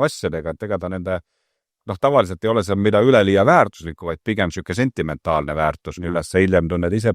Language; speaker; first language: Estonian; native; Estonian